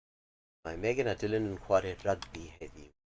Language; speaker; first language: Welsh; non-native, learner; English